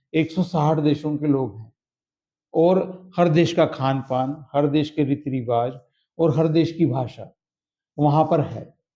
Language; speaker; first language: Hindi; native; Hindi